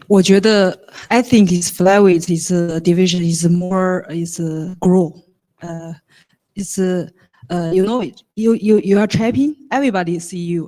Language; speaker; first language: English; non-native, learner; Chinese